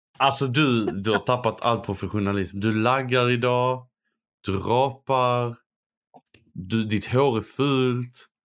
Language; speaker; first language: Swedish; non-native, fluent; Arabic